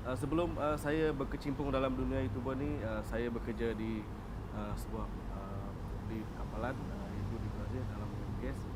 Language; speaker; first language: Malay; non-native, local second language; Iban